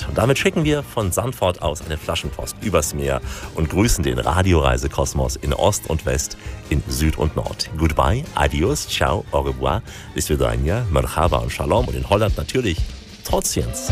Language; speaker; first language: German; native; German